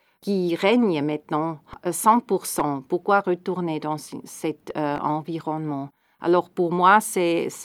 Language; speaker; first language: French; non-native, fluent; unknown